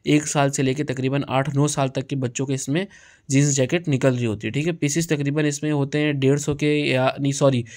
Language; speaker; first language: Urdu; native; Urdu